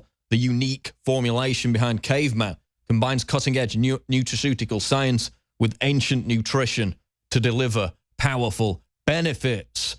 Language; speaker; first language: English; native; English